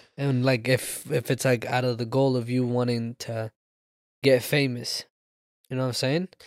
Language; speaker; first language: English; early bilingual, other home language; Somali